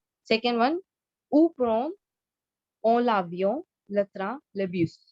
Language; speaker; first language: French; non-native, learner; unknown